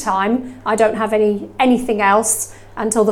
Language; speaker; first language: English; native; English